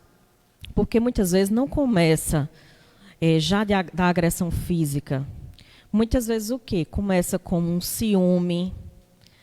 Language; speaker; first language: Portuguese; native; Portuguese